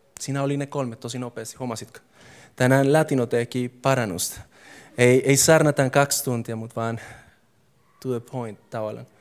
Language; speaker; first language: Finnish; non-native, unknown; English